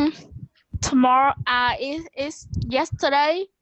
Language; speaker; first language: English; non-native, learner; Vietnamese